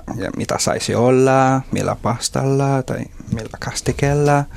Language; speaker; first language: Finnish; non-native, fluent; Filipino